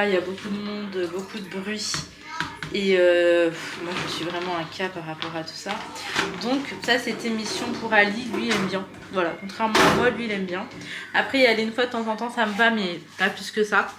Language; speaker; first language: French; native; French